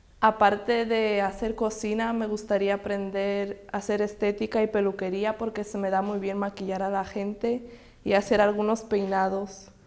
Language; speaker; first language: Spanish; early bilingual, other home language; Russian